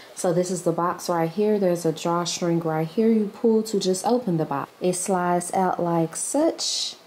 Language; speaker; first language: English; native; English